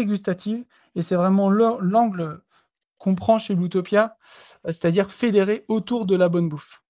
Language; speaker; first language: French; native; French